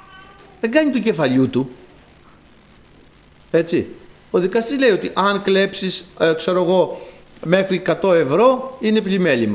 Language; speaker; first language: Greek; native; Greek